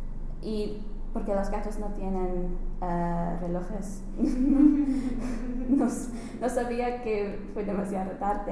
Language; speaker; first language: Spanish; non-native, learner; English